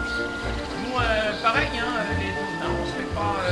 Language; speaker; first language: French; native; French